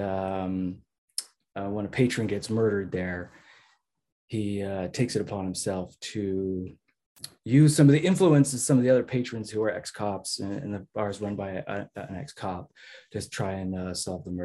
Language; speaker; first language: English; native; English